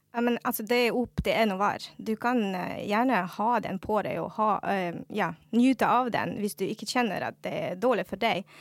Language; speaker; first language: Norwegian; non-native, fluent; Russian